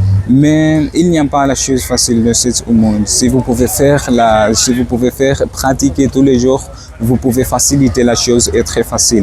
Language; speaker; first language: French; non-native, learner; Swahili